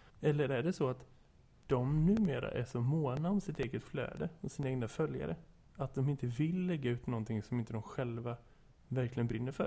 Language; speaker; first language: Swedish; native; Swedish